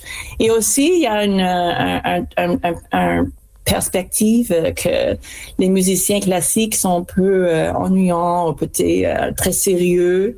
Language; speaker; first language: French; non-native, fluent; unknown